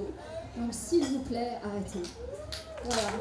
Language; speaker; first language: French; native; French